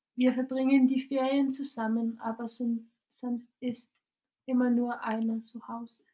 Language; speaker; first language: German; non-native, fluent; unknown